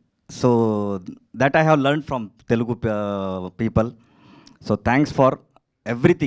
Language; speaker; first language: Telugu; non-native, learner; Kannada